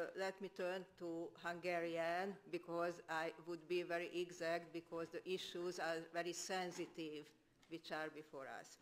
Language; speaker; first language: English; non-native, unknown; Hungarian